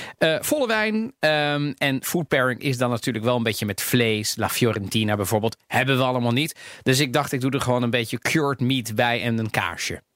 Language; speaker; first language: Dutch; native; Dutch